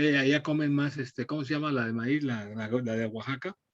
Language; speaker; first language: Spanish; native; Spanish